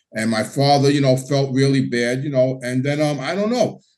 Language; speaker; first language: English; native; English